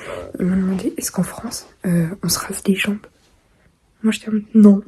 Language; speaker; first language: French; native; French